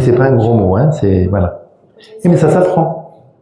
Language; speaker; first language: French; native; French